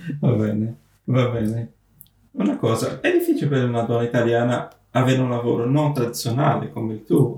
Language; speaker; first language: Italian; non-native, fluent; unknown